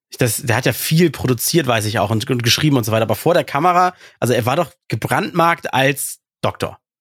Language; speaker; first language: German; early bilingual, other home language; Russian